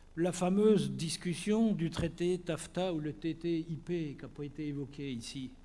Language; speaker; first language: French; native; French